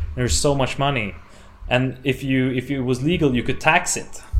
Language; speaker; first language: English; non-native, fluent; Swedish